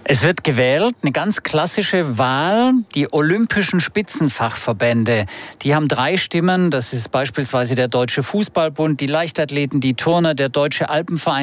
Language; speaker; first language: German; native; German